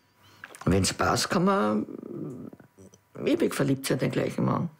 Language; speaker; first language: German; native; German